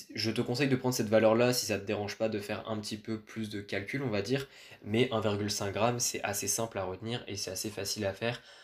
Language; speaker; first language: French; native; French